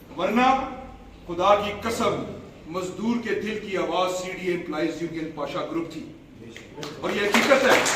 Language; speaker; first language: Urdu; non-native, local second language; Punjabi